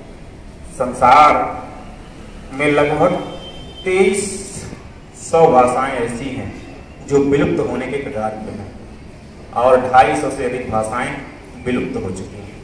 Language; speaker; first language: Hindi; native; Hindi